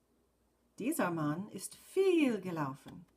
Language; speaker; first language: German; non-native, fluent; English